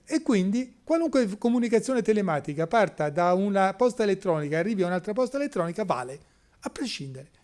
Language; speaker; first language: Italian; native; Italian